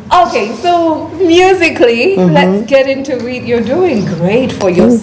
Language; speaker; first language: English; non-native, local second language; Ganda